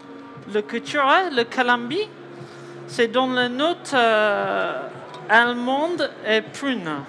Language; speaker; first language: French; non-native, learner; English